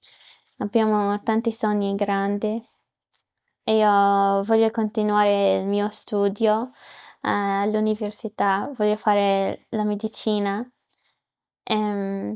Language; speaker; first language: Italian; non-native, learner; Arabic